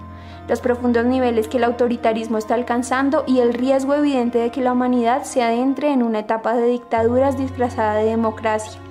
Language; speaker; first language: Spanish; native; Spanish